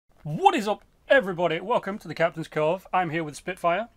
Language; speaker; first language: English; native; English